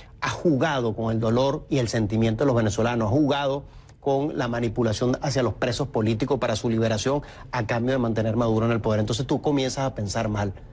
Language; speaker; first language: Spanish; native; Spanish